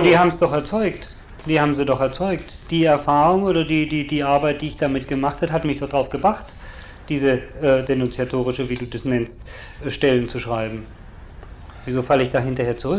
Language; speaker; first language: German; native; German